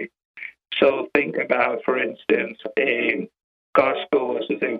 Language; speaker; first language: English; non-native, local second language; Gujarati